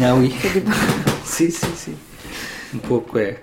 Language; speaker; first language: French; non-native, learner; Portuguese